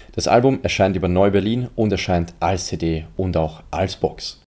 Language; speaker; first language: German; native; German